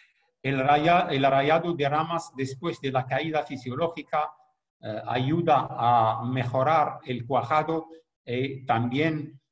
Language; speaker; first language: Spanish; non-native, fluent; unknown